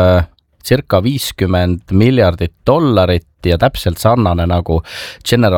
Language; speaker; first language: Estonian; native; Estonian